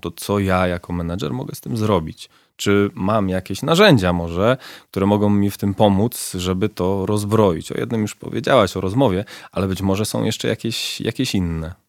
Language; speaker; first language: Polish; native; Polish